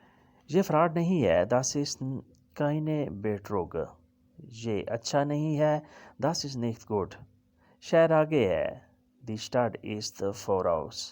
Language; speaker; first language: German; non-native, learner; Urdu